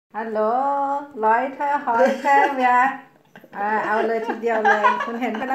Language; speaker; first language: German; non-native, learner; Thai